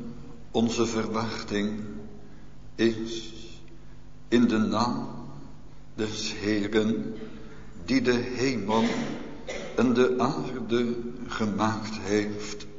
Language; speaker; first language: Dutch; native; Dutch